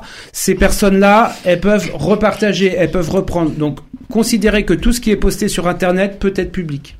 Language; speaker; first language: French; native; French